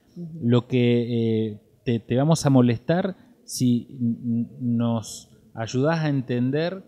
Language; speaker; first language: Spanish; native; Spanish